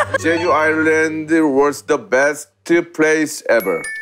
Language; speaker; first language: English; non-native, learner; Korean